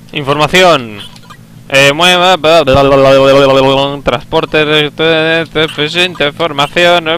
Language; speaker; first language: Spanish; native; Spanish